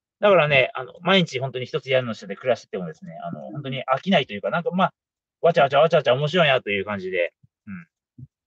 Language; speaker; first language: Japanese; native; Japanese